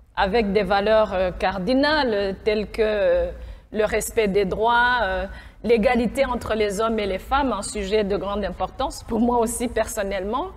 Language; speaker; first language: French; non-native, local second language; Kinyarwanda